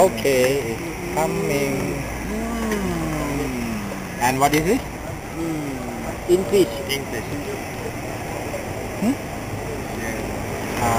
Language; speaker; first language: English; non-native, learner; Thai